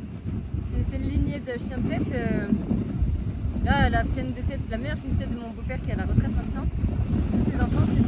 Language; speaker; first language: French; native; French